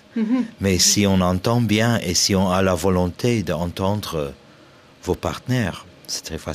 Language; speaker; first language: French; non-native, fluent; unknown